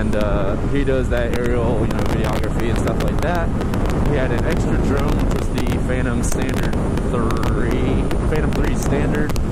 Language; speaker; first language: English; native; English